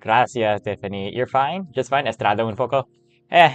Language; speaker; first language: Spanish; non-native, learner; English